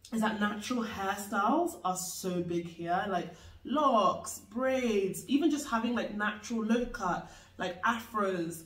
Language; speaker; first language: English; native; English